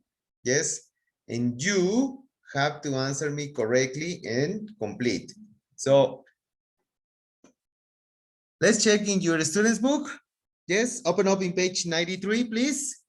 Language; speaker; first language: English; non-native, fluent; Spanish